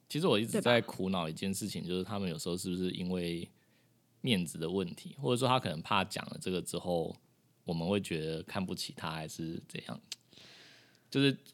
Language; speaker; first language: Chinese; native; Chinese